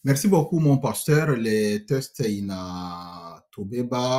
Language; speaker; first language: French; non-native, local second language; Swahili